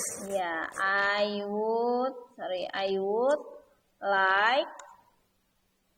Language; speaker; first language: English; non-native, learner; Indonesian